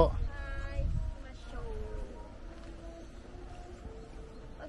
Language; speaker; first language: Japanese; non-native, learner; Indonesian